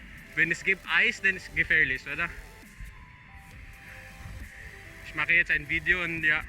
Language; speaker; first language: German; non-native, learner; Filipino